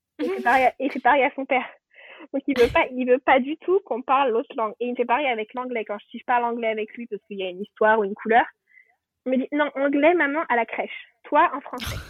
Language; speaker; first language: French; native; French